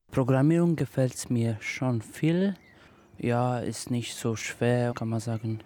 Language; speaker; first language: German; non-native, fluent; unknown